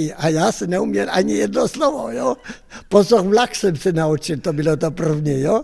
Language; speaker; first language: Czech; non-native, fluent; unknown